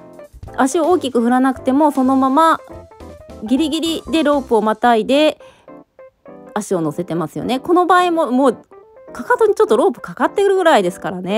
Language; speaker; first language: Japanese; native; Japanese